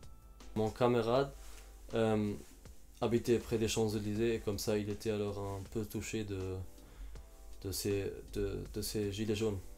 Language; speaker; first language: French; non-native, fluent; German